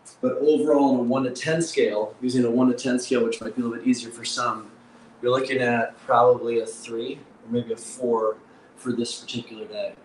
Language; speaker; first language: English; native; English